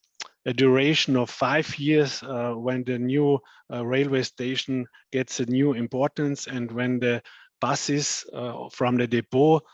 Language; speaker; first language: English; non-native, fluent; German